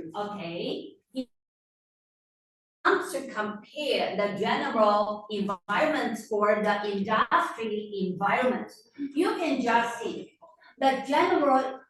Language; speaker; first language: English; non-native, fluent; Chinese